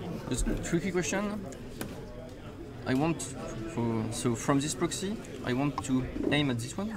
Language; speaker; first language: English; non-native, learner; French